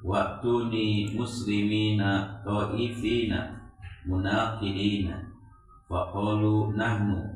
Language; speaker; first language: Arabic; non-native, learner; Indonesian